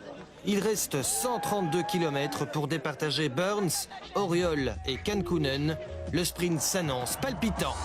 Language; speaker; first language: French; native; French